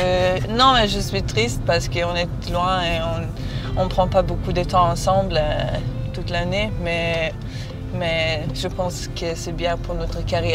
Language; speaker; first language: French; non-native, learner; Serbian